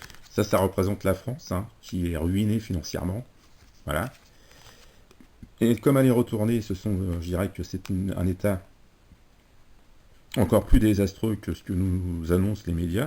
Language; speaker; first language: French; native; French